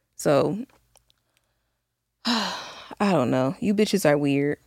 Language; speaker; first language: English; native; English